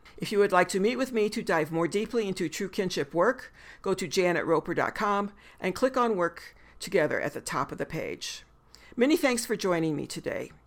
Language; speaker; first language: English; native; English